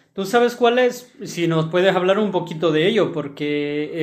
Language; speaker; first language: Spanish; native; Spanish